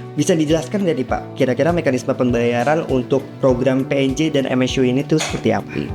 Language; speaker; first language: Indonesian; native; Indonesian